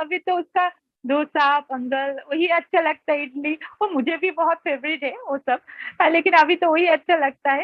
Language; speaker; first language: Hindi; non-native, local second language; Bangla